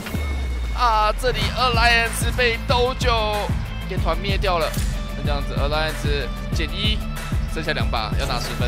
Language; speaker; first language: Chinese; native; Chinese